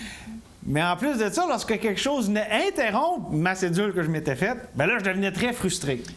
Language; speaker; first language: French; native; French